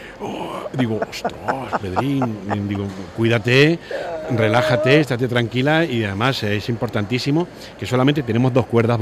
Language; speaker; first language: Spanish; native; Spanish